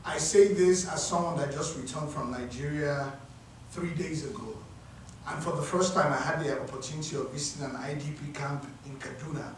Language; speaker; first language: English; non-native, local second language; Yoruba